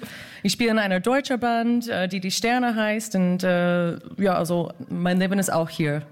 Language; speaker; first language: German; non-native, fluent; English